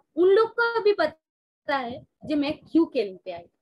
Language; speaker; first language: Hindi; non-native, local second language; Bangla